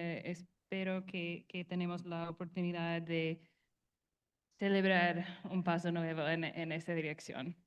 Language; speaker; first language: Spanish; non-native, learner; English